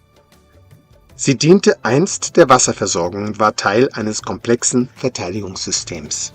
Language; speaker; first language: German; native; German